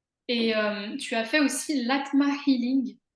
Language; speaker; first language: French; native; French